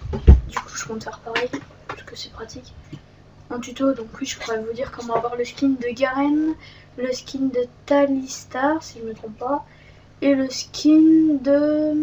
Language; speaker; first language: French; native; French